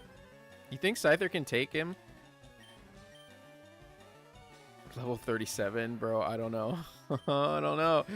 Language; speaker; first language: English; native; English